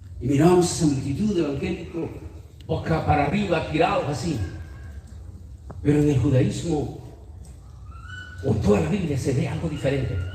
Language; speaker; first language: Spanish; native; Spanish